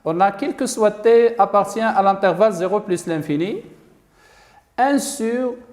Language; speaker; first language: French; non-native, local second language; Arabic